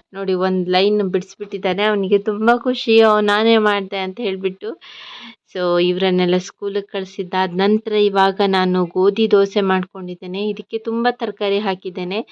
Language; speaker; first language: Kannada; non-native, local second language; Tulu